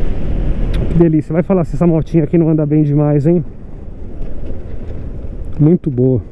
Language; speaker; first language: Portuguese; native; Portuguese